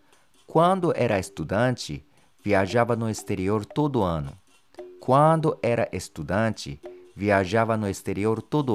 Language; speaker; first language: Portuguese; non-native, fluent; Japanese